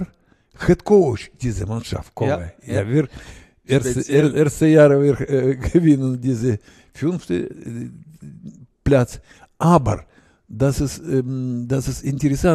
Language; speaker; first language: German; non-native, learner; Russian